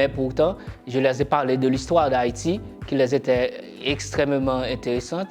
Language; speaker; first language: French; non-native, local second language; Haitian Creole